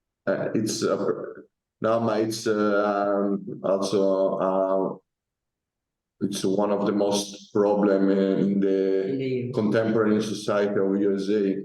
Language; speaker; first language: English; non-native, learner; Italian